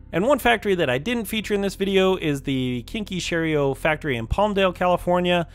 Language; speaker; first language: English; native; English